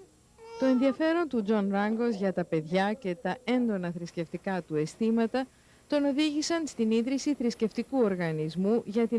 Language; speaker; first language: Greek; native; Greek